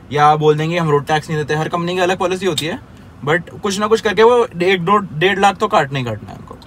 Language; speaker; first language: Hindi; native; Hindi